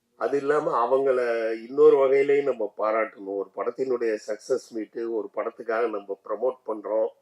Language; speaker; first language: Tamil; native; Tamil